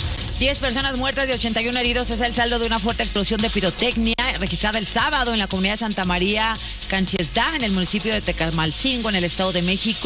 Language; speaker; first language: Spanish; native; Spanish